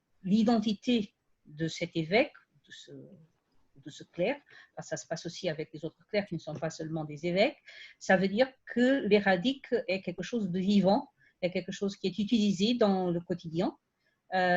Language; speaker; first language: French; non-native, fluent; Portuguese